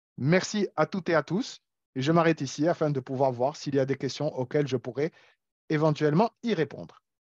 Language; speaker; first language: French; non-native, local second language; Arabic